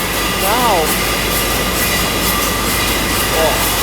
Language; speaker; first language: Russian; native; Russian